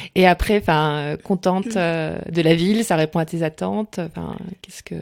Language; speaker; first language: French; native; French